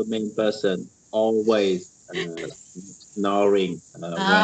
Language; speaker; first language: English; non-native, learner; Vietnamese